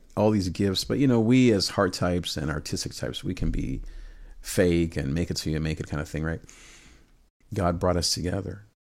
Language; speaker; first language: English; early bilingual, other home language; Spanish